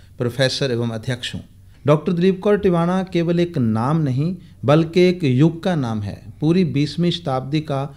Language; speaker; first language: Hindi; non-native, local second language; Punjabi